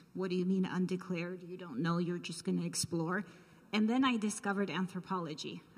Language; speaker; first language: English; early bilingual, other home language; Armenian